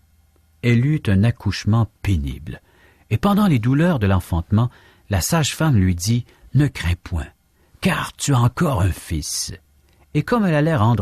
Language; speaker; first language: French; native; French